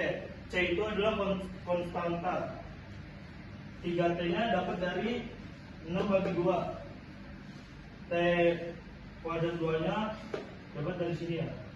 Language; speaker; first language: Indonesian; native; Indonesian